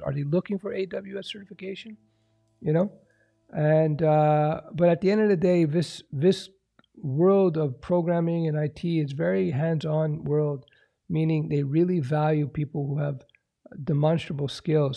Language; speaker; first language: English; early bilingual, other home language; French